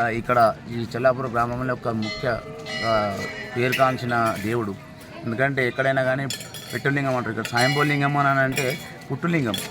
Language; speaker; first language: Telugu; native; Telugu